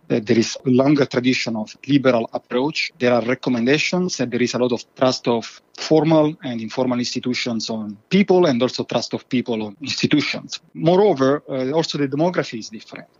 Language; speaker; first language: English; non-native, fluent; Italian